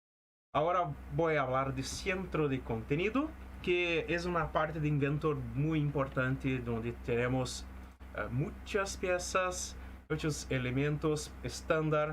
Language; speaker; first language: Spanish; non-native, fluent; Portuguese